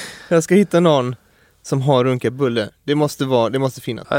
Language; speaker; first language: Swedish; native; Swedish